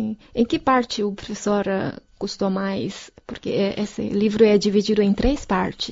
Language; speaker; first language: Portuguese; non-native, fluent; Chinese